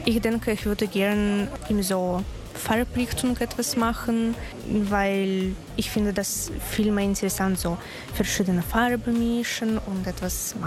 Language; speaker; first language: German; non-native, learner; Russian